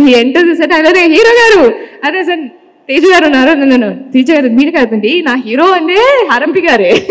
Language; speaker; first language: Telugu; non-native, learner; Malayalam